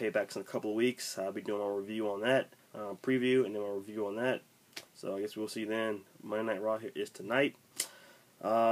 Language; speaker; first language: English; native; English